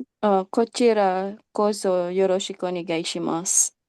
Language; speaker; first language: Japanese; non-native, learner; Filipino